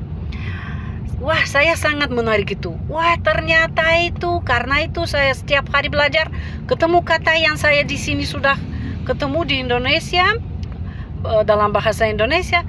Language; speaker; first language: Indonesian; non-native, fluent; Russian